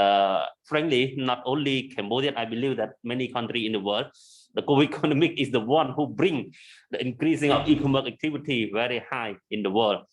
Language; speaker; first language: English; non-native, learner; Khmer